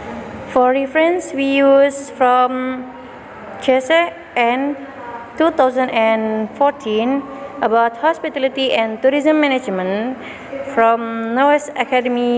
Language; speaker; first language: English; non-native, learner; Indonesian